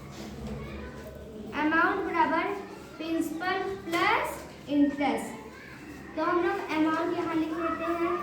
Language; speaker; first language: Hindi; native; Hindi